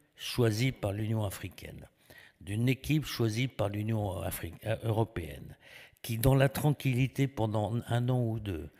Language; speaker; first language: French; native; French